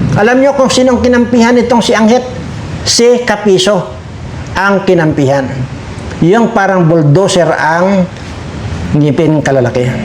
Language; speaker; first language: Filipino; native; Filipino